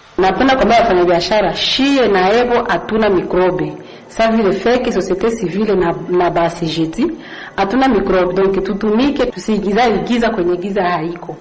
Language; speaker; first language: Swahili; non-native, local second language; Kinyarwanda